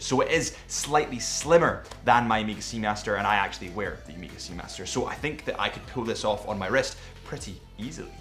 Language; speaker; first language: English; native; English